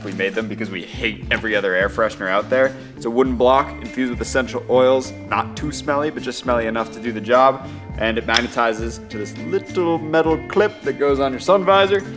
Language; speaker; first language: English; native; English